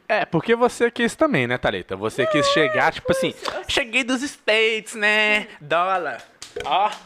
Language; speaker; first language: Portuguese; early bilingual, heritage; Portuguese